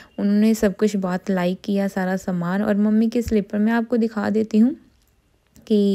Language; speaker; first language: Hindi; non-native, local second language; Punjabi